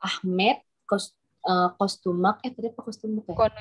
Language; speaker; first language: Indonesian; native; Indonesian